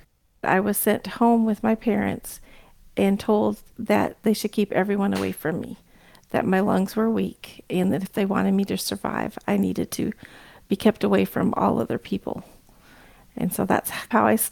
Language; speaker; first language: English; native; English